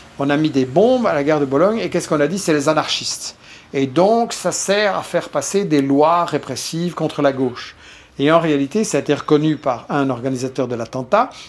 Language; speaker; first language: French; native; French